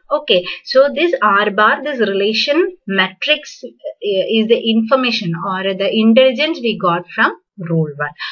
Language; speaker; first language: English; non-native, local second language; Malayalam